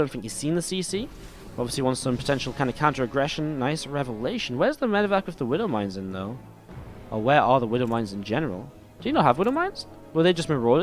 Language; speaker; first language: English; native; English